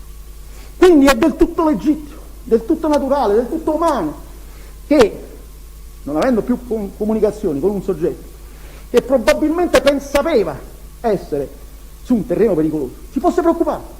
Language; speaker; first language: Italian; native; Italian